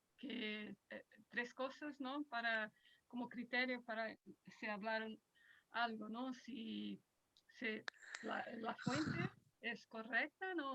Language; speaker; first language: Spanish; non-native, fluent; Portuguese